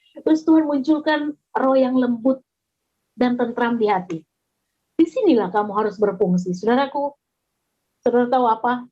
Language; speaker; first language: Indonesian; native; Indonesian